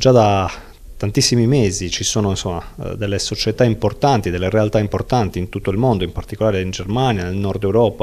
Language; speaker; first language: Italian; native; Italian